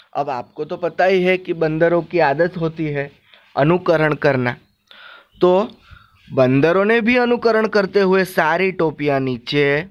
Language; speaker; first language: Hindi; non-native, local second language; Gujarati